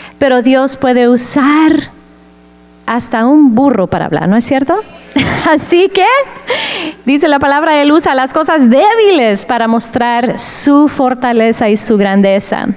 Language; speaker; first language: Spanish; non-native, fluent; English